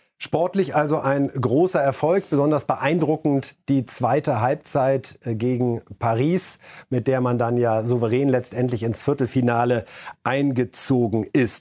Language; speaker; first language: German; native; German